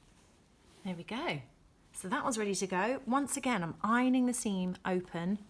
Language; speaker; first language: English; native; English